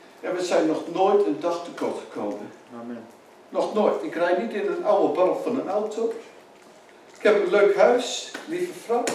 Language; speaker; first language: Dutch; native; Dutch